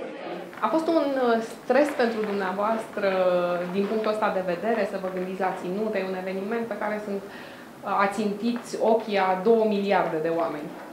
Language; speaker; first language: Romanian; native; Romanian